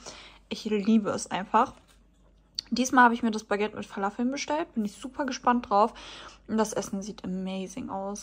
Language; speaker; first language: German; native; German